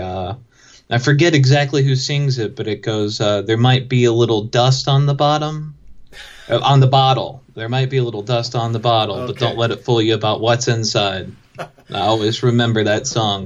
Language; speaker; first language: English; native; English